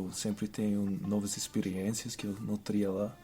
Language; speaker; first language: Portuguese; non-native, fluent; English